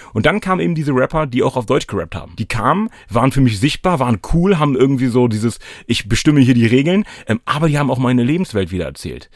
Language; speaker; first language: German; native; German